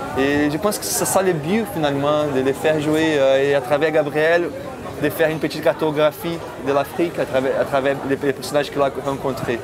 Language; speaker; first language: French; non-native, fluent; Portuguese